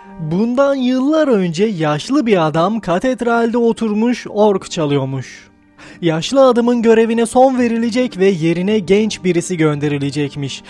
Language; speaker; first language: Turkish; native; Turkish